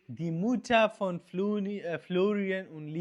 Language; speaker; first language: German; non-native, fluent; Urdu